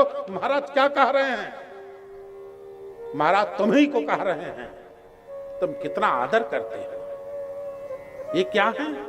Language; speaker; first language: Hindi; native; Hindi